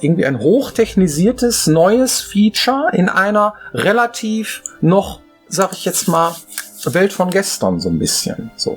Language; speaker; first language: German; native; German